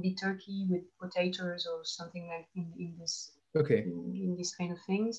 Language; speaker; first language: English; non-native, fluent; French